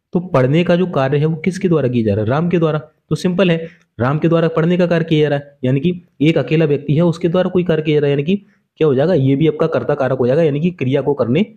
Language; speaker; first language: Hindi; native; Hindi